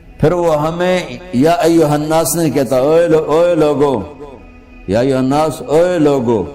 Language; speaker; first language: Urdu; non-native, local second language; Punjabi